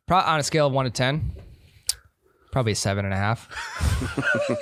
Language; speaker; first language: English; native; English